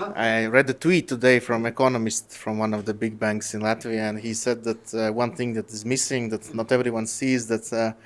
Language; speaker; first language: English; non-native, fluent; Latvian